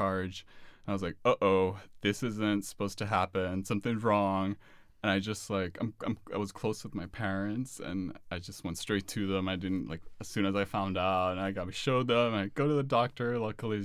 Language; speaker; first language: English; non-native, fluent; Spanish